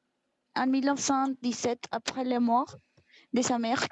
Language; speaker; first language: French; non-native, learner; Spanish